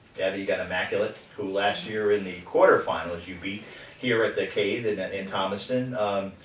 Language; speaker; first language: English; native; English